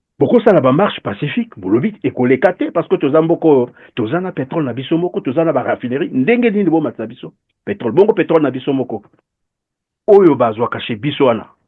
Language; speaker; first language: Lingala; native; Lingala